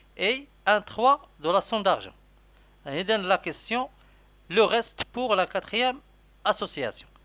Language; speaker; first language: French; non-native, local second language; Arabic